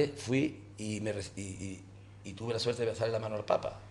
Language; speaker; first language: Spanish; native; Spanish